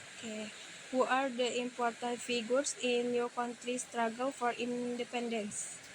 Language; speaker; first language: English; non-native, learner; Indonesian